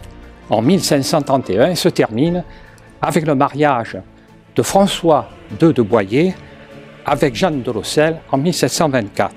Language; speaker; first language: French; native; French